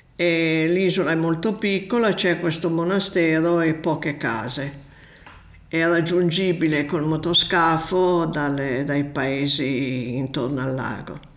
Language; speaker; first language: Italian; native; Italian